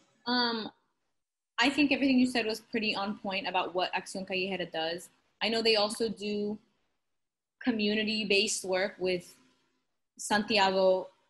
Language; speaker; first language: English; native; English